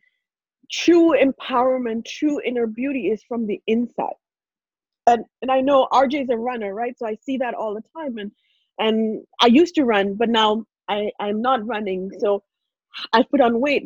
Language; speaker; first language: English; non-native, local second language; Punjabi